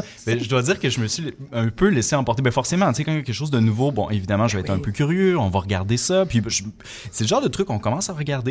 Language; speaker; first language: French; native; French